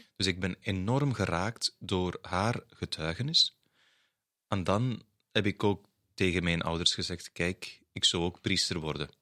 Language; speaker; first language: Dutch; non-native, fluent; Tamil